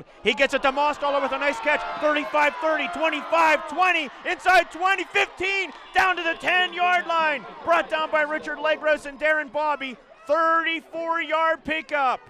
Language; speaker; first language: English; native; English